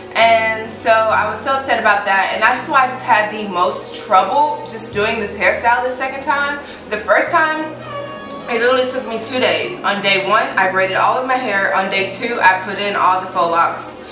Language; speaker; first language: English; native; English